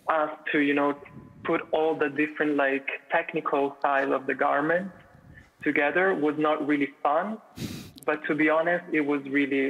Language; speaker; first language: English; non-native, fluent; Italian